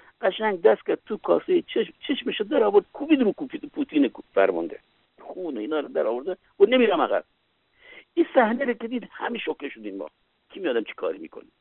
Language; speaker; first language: Persian; native; Persian